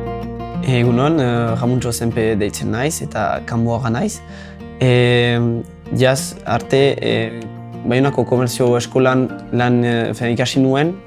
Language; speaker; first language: Basque; non-native, local second language; French